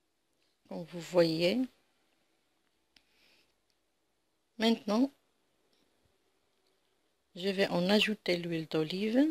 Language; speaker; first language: French; non-native, local second language; Arabic